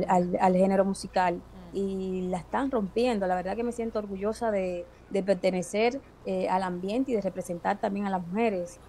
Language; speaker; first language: Spanish; native; Spanish